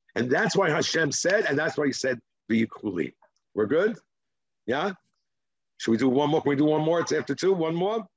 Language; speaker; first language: English; non-native, fluent; Hebrew